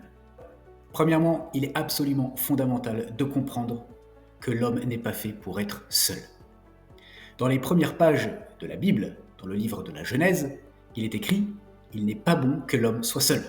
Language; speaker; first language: French; native; French